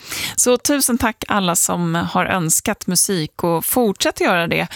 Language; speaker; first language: Swedish; native; Swedish